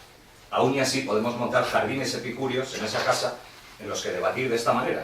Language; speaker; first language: Spanish; native; Spanish